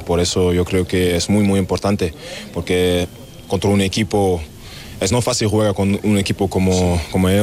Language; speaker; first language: Spanish; non-native, learner; German